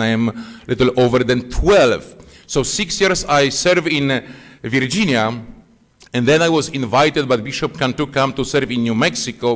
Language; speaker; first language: English; non-native, fluent; Polish